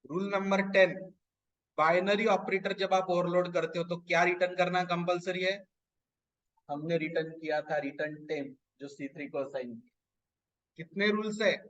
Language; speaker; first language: Hindi; non-native, local second language; Marathi